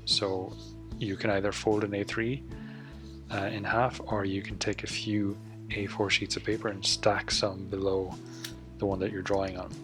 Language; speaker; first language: English; native; English